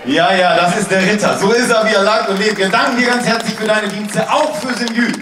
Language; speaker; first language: German; native; German